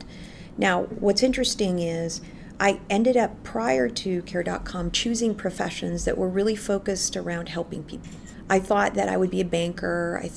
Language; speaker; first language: English; non-native, local second language; Filipino